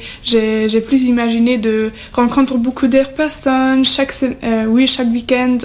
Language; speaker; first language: French; non-native, learner; German